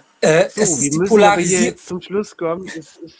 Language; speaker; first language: German; native; German